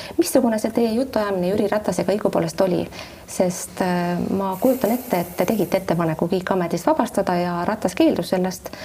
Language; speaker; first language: Estonian; native; Estonian